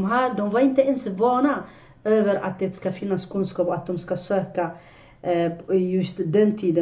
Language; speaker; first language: Swedish; non-native, fluent; Arabic